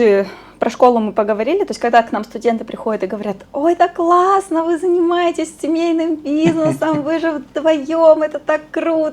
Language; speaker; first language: Russian; native; Russian